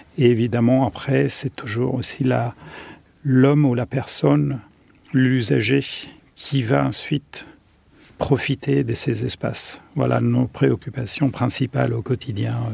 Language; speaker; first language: French; non-native, fluent; German